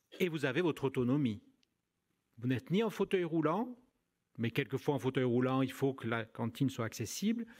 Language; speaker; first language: French; native; French